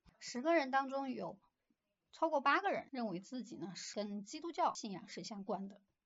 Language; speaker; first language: Chinese; native; Chinese